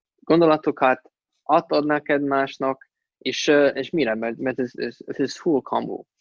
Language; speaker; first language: Hungarian; non-native, fluent; English